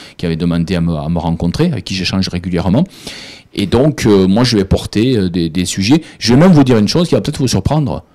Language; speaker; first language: French; native; French